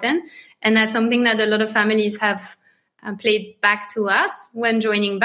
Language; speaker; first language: English; non-native, fluent; French